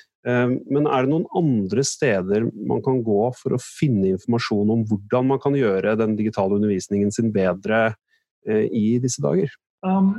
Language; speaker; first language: Norwegian; native; Norwegian